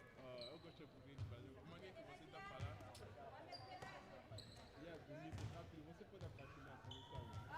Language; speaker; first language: Portuguese; non-native, learner; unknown